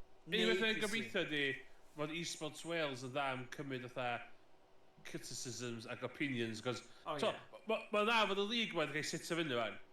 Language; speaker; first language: Welsh; native; Welsh